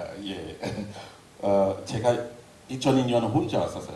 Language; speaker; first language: Korean; non-native, learner; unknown